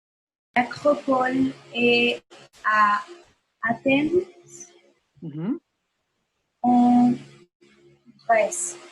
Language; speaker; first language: French; non-native, learner; Spanish